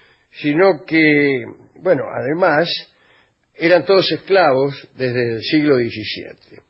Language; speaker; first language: Spanish; native; Spanish